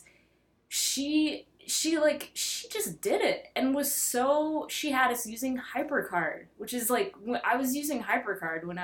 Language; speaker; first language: English; native; English